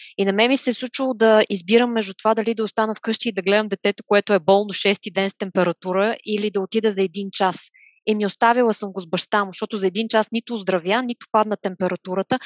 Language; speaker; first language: Bulgarian; native; Bulgarian